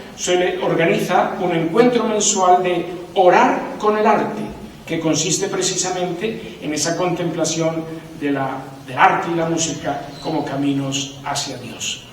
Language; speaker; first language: Spanish; native; Spanish